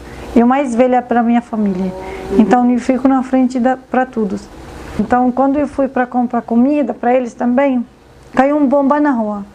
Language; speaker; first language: Portuguese; non-native, learner; Arabic